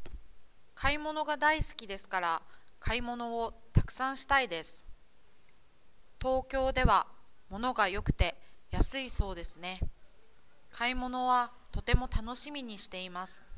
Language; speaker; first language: Japanese; non-native, learner; English